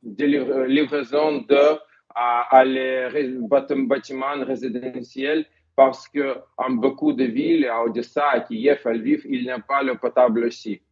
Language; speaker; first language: French; non-native, learner; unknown